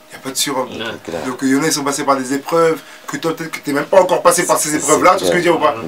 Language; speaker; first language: French; native; French